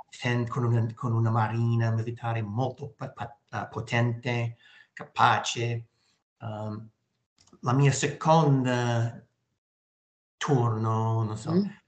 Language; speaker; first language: Italian; non-native, learner; English